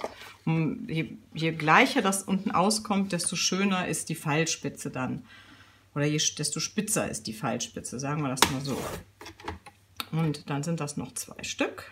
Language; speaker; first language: German; native; German